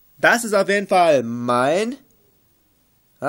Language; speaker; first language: German; native; German